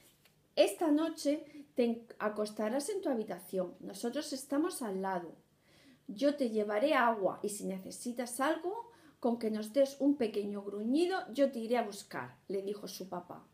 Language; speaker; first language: Spanish; native; Spanish